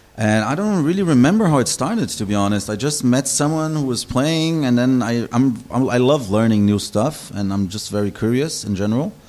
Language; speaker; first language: English; non-native, fluent; German